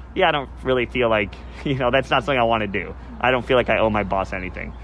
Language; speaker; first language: English; native; English